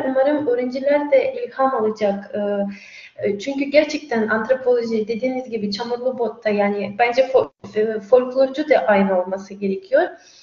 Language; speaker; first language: Turkish; non-native, fluent; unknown